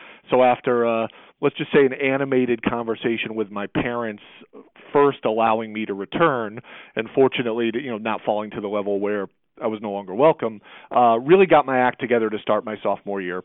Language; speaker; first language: English; native; English